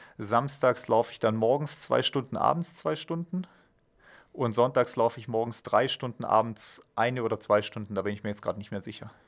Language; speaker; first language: German; native; German